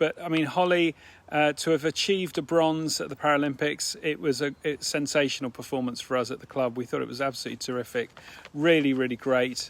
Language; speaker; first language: English; native; English